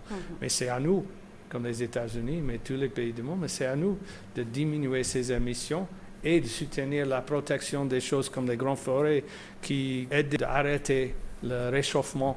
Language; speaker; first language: French; non-native, fluent; English